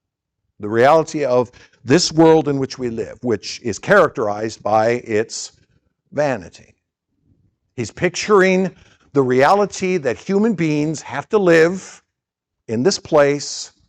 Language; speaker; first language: English; native; English